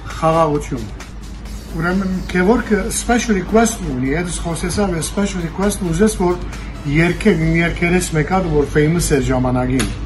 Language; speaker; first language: Armenian; early bilingual, heritage; Armenian